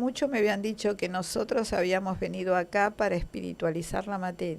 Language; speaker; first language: Spanish; native; Spanish